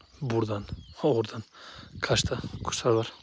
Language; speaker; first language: Turkish; native; Turkish